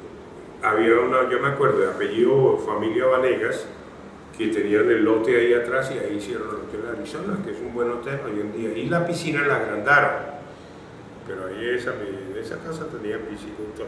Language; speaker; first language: Spanish; native; Spanish